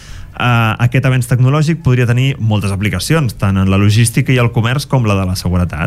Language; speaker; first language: Catalan; native; Catalan